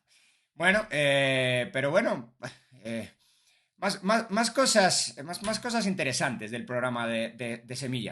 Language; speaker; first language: Spanish; native; Spanish